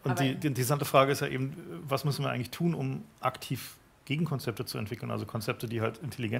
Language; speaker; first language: German; native; German